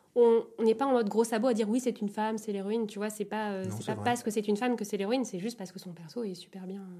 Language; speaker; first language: French; native; French